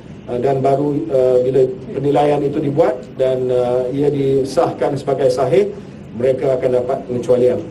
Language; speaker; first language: Malay; native; Malay